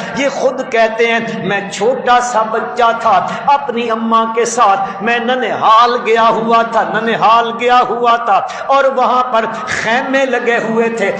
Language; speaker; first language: Urdu; non-native, local second language; Punjabi